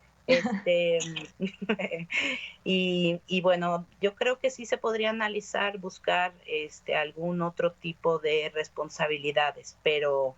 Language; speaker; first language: Spanish; native; Spanish